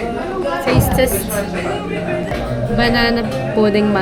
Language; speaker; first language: English; non-native, local second language; Filipino